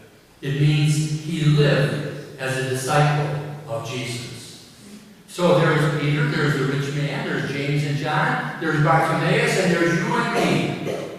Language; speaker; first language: English; native; English